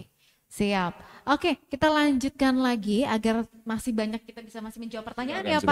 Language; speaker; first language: Indonesian; native; Indonesian